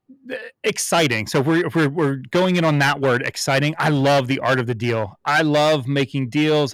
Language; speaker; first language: English; native; English